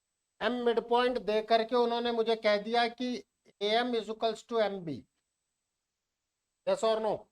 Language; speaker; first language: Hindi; native; Hindi